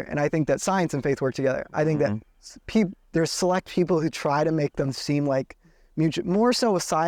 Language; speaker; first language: English; native; English